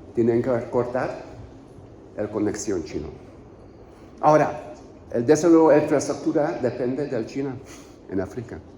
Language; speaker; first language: Spanish; non-native, learner; Hungarian